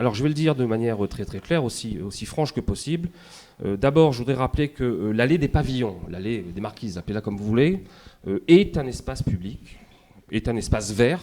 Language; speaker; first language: French; native; French